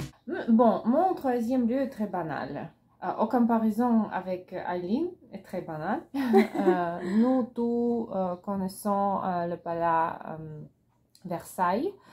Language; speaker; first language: French; non-native, learner; Russian